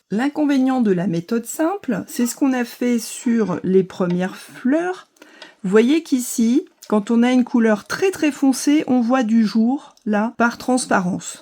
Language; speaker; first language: French; native; French